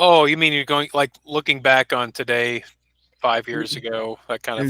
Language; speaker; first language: English; native; English